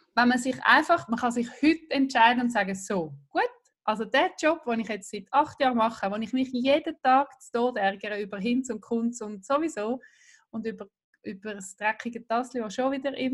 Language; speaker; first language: German; native; German